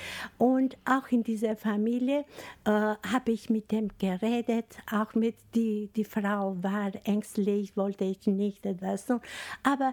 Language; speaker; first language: German; non-native, learner; Albanian